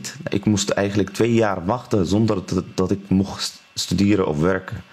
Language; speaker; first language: Dutch; non-native, learner; Arabic